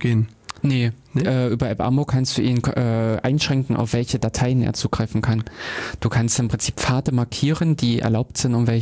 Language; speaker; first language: German; native; German